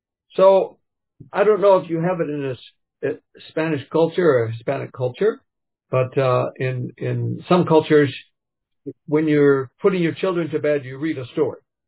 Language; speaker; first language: English; native; English